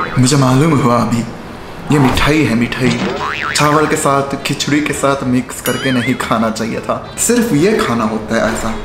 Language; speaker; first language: Hindi; non-native, fluent; Japanese